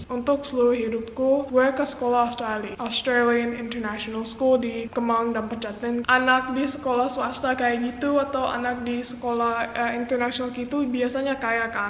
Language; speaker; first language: Indonesian; non-native, local second language; English